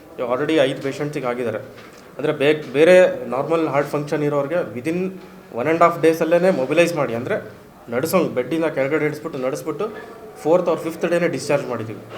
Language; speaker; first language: Kannada; native; Kannada